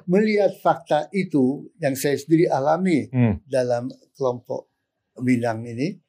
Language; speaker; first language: Indonesian; native; Indonesian